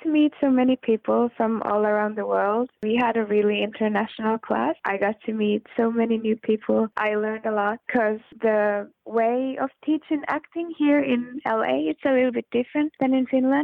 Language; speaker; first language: English; non-native, fluent; Finnish